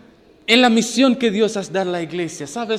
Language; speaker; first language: Spanish; non-native, fluent; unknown